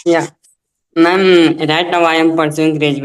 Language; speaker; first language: English; non-native, learner; Hindi